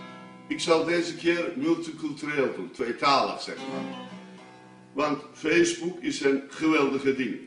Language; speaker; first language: Dutch; non-native, learner; Turkish